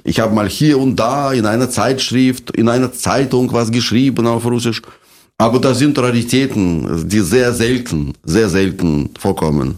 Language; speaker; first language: German; non-native, fluent; Russian